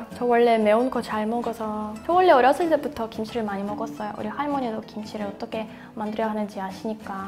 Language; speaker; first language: Korean; non-native, fluent; Russian